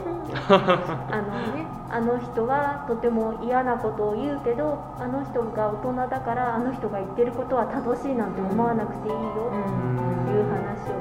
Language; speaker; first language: Japanese; native; Japanese